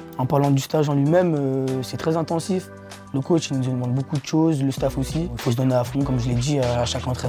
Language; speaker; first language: French; early bilingual, other home language; Portuguese